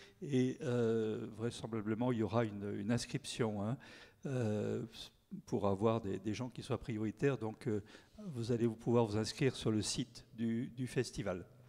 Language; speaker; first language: French; native; French